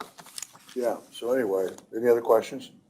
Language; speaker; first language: English; native; English